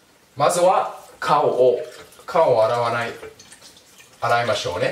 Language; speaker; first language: Japanese; non-native, fluent; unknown